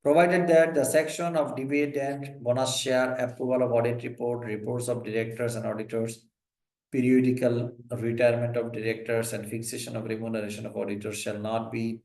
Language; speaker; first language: English; non-native, local second language; Bangla